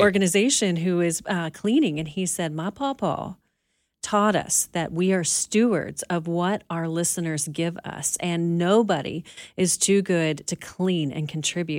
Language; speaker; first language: English; native; English